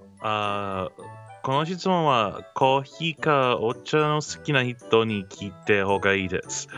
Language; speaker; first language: Japanese; non-native, learner; English